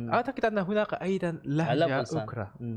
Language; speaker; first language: Arabic; non-native, learner; Korean